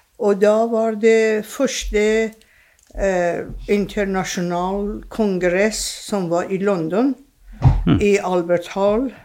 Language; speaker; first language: Norwegian; non-native, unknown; Persian